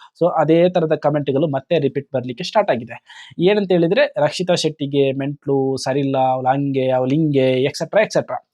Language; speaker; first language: Kannada; non-native, local second language; Tulu